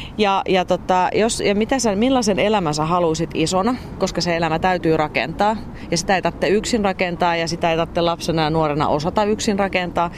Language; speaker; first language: Finnish; native; Finnish